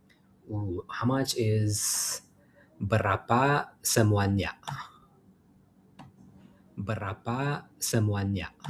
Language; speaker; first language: Indonesian; non-native, learner; English